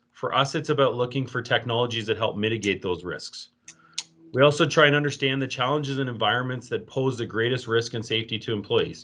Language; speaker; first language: English; native; English